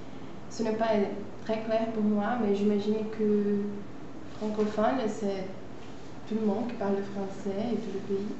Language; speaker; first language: French; non-native, fluent; Portuguese